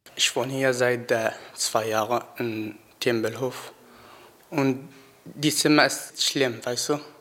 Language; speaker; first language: German; non-native, learner; Arabic